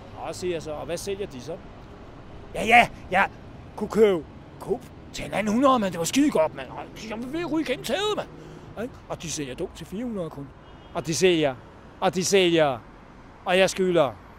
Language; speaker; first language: Danish; non-native, fluent; Hungarian